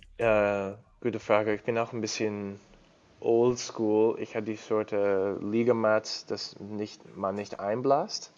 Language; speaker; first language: German; non-native, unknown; English